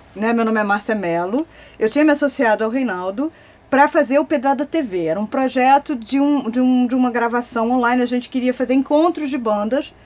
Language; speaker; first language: Portuguese; native; Portuguese